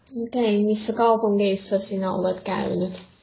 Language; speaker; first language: Finnish; non-native, fluent; Russian